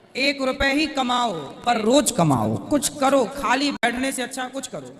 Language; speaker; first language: Hindi; native; Hindi